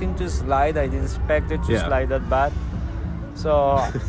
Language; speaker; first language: English; non-native, fluent; Spanish